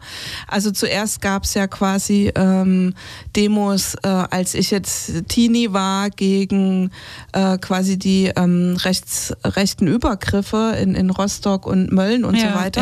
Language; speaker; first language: German; native; German